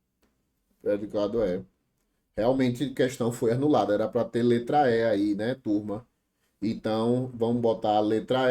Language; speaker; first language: Portuguese; native; Portuguese